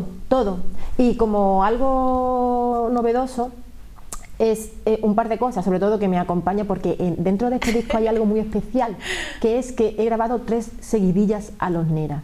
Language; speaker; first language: Spanish; native; Spanish